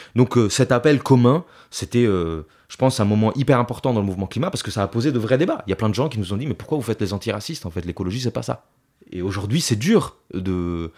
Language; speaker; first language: French; non-native, fluent; Italian